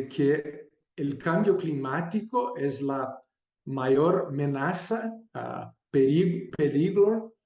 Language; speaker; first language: Spanish; non-native, fluent; Portuguese